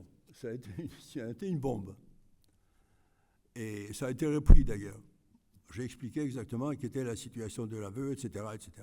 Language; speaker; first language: French; non-native, fluent; Greek